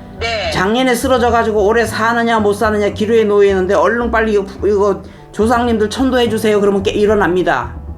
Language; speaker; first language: Korean; native; Korean